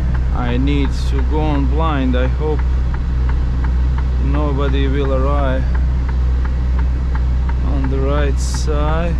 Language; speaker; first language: English; non-native, learner; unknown